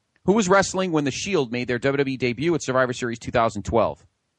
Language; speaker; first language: English; native; English